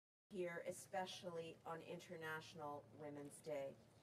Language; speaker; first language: English; native; English